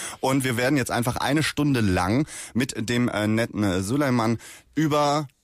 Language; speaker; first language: German; native; German